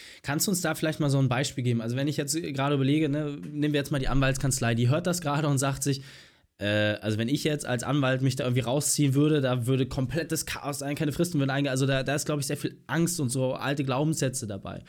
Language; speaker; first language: German; native; German